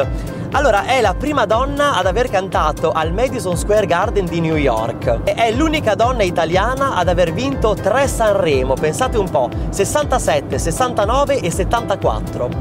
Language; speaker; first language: Italian; native; Italian